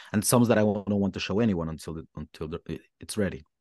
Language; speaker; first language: English; non-native, fluent; Spanish